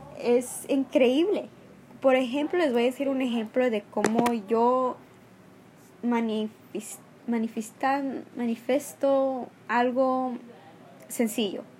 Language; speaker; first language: Spanish; early bilingual, heritage; Spanish